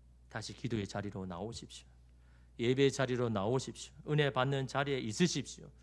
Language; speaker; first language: Korean; native; Korean